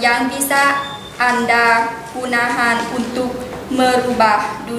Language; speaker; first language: Indonesian; non-native, learner; Lao